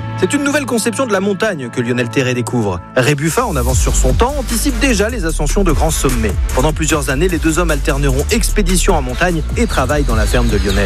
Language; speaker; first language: French; native; French